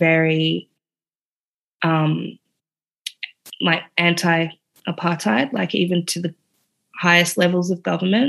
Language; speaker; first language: English; native; English